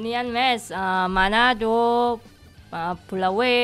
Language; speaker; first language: Catalan; non-native, learner; Indonesian